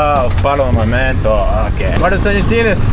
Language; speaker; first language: Spanish; non-native, learner; English